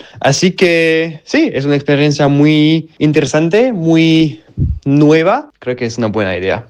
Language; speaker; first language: Spanish; non-native, fluent; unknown